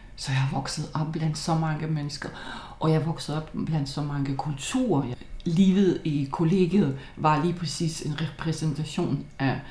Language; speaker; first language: Danish; non-native, fluent; Lithuanian